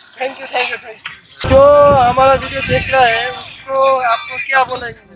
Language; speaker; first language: Hindi; non-native, local second language; Bangla